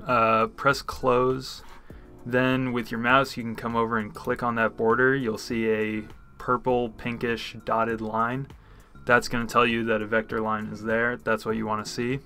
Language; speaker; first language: English; native; English